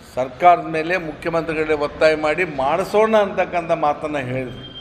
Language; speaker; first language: Kannada; native; Kannada